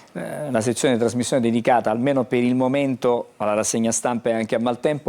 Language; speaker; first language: Italian; native; Italian